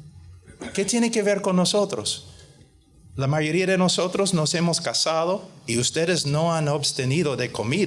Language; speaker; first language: Spanish; non-native, fluent; English